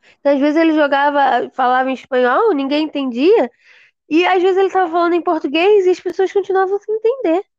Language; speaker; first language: Portuguese; native; Portuguese